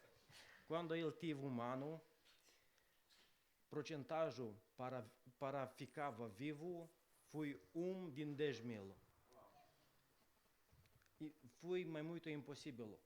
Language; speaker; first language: Portuguese; non-native, learner; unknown